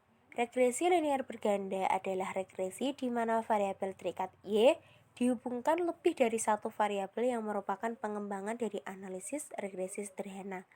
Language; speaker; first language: Indonesian; native; Indonesian